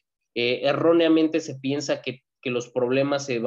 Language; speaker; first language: Spanish; native; Spanish